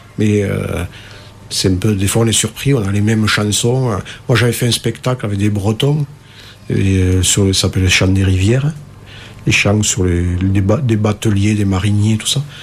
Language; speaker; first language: French; native; French